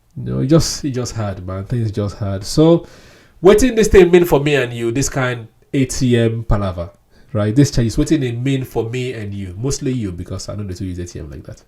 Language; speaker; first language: Nigerian Pidgin; non-native, local second language; Yoruba